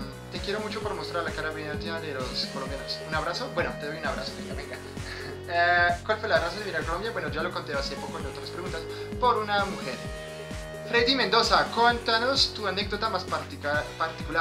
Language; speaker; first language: Spanish; non-native, fluent; French